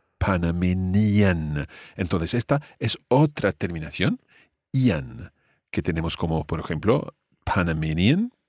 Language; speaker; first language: Spanish; non-native, fluent; English